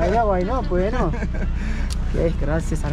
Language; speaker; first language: Spanish; non-native, learner; Turkish